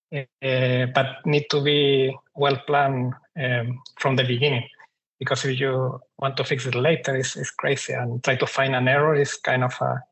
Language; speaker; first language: English; non-native, fluent; Spanish